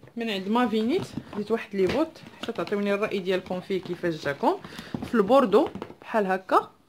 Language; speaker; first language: Arabic; non-native, local second language; Tachelhit